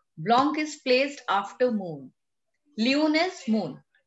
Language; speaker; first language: English; non-native, local second language; Hindi